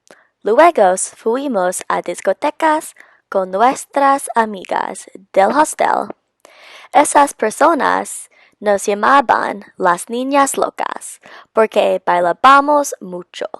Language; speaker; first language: Spanish; non-native, learner; English